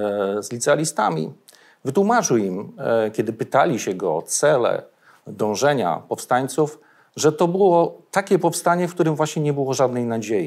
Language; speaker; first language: Polish; native; Polish